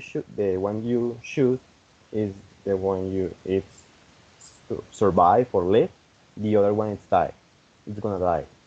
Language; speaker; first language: English; non-native, fluent; Spanish